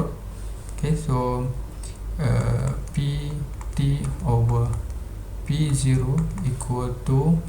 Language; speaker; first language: English; non-native, local second language; Malay